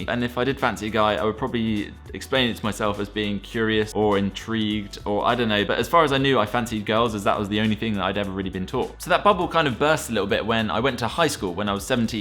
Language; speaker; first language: English; native; English